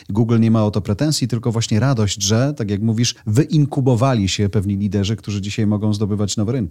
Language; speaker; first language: Polish; native; Polish